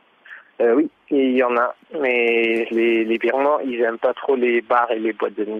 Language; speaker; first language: French; non-native, fluent; Burmese